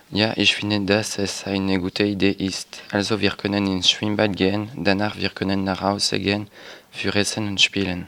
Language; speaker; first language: German; non-native, learner; French